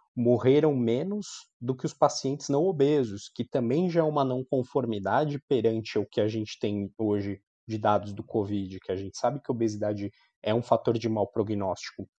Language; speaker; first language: Portuguese; native; Portuguese